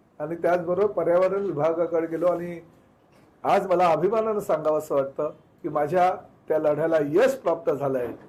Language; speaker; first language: Marathi; native; Marathi